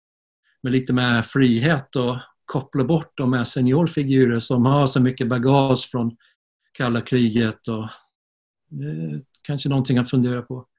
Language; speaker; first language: Swedish; non-native, fluent; English